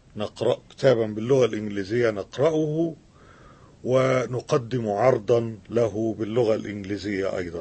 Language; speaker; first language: Arabic; native; Arabic